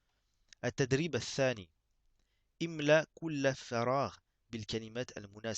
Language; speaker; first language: Arabic; non-native, fluent; French